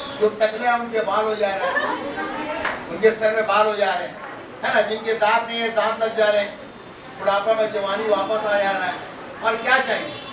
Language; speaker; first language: Hindi; non-native, local second language; Urdu